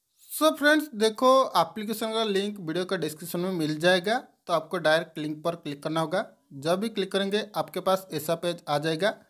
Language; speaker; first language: Hindi; non-native, local second language; Bangla